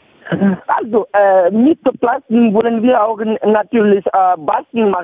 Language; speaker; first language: German; non-native, learner; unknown